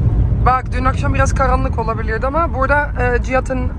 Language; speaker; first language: Turkish; early bilingual, heritage; Turkish